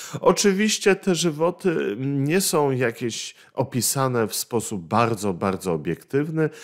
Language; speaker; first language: Polish; native; Polish